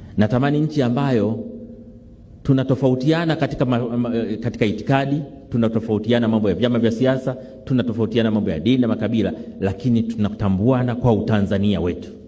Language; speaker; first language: Swahili; native; Swahili